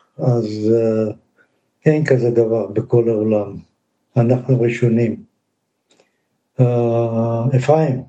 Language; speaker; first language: Hebrew; non-native, fluent; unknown